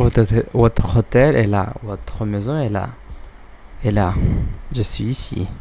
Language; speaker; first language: French; non-native, learner; English